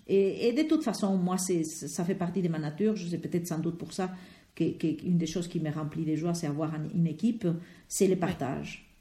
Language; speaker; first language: French; non-native, fluent; Spanish